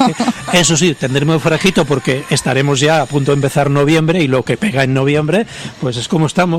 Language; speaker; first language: Spanish; native; Spanish